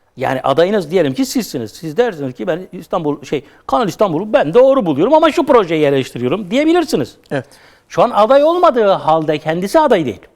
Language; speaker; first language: Turkish; native; Turkish